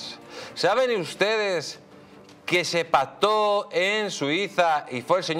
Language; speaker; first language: Spanish; native; Spanish